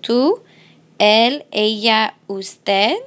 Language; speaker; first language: Spanish; non-native, fluent; English